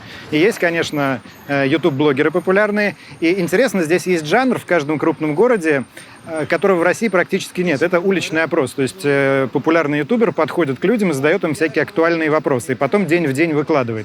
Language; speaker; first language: Russian; native; Russian